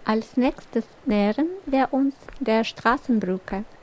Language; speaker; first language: German; non-native, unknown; Russian